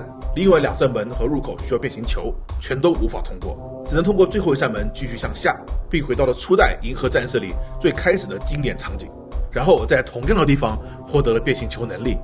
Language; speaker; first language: Chinese; native; Chinese